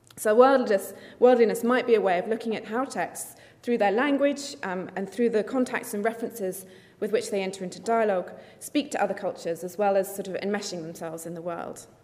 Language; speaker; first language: English; native; English